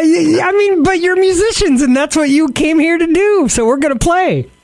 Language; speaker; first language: English; native; English